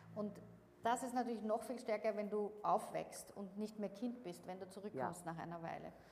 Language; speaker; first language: German; native; German